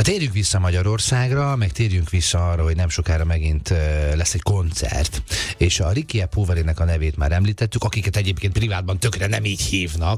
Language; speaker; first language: Hungarian; native; Hungarian